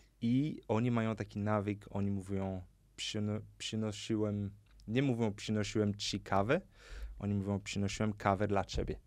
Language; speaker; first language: Polish; non-native, fluent; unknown